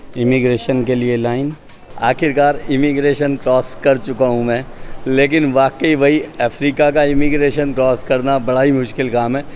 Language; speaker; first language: Hindi; native; Hindi